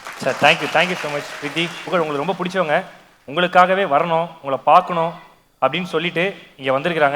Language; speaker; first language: Tamil; native; Tamil